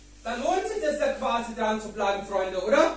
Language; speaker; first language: German; native; German